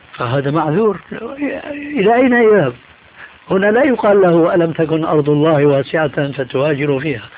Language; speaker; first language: Arabic; early bilingual, other home language; Albanian